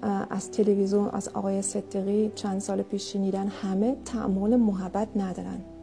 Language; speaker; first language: Persian; non-native, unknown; German